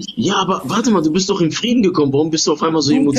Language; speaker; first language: German; native; German